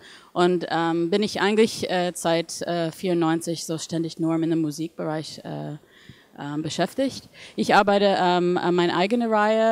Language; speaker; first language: German; non-native, fluent; English